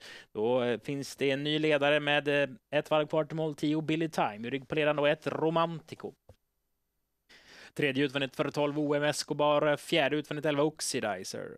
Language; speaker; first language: Swedish; native; Swedish